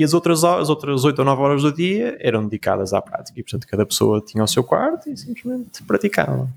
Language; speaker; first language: Portuguese; native; Portuguese